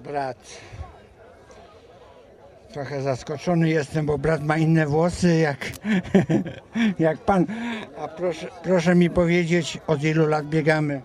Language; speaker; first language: Polish; native; Polish